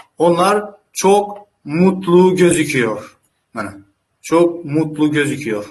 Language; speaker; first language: Turkish; non-native, fluent; Uzbek